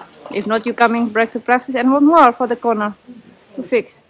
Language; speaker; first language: English; non-native, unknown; Indonesian